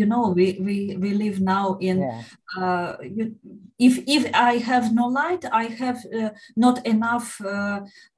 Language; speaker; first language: English; non-native, learner; Ukrainian